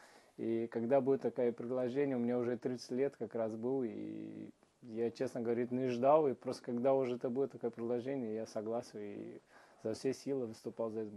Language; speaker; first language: Russian; non-native, learner; Portuguese